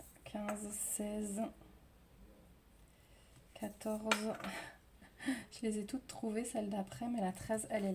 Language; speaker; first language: French; native; French